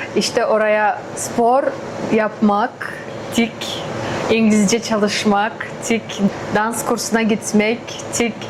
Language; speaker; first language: Turkish; non-native, fluent; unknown